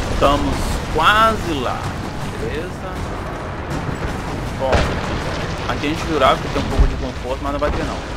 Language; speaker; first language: Portuguese; native; Portuguese